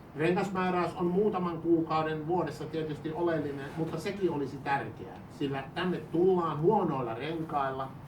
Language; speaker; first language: Finnish; native; Finnish